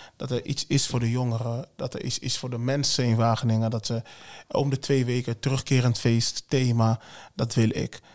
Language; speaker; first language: Dutch; early bilingual, other home language; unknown